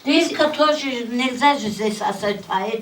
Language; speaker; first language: Russian; non-native, local second language; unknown